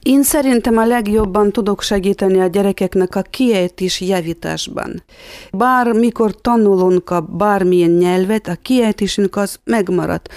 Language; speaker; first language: Hungarian; non-native, fluent; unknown